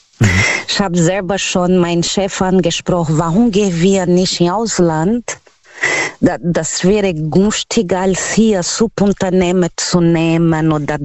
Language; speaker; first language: German; non-native, learner; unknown